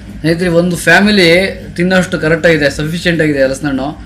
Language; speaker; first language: Kannada; native; Kannada